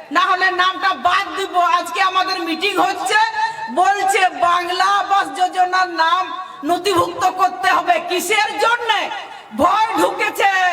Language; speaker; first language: Bangla; non-native, local second language; Santali